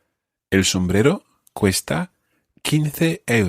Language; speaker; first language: Spanish; non-native, fluent; English